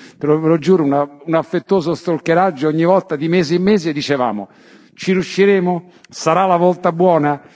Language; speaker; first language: Italian; native; Italian